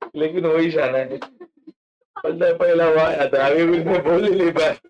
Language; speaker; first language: Hindi; non-native, local second language; Marathi